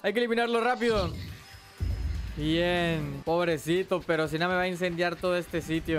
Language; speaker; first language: Spanish; native; Spanish